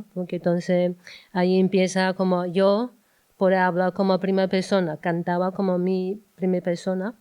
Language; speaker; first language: Spanish; non-native, learner; Chinese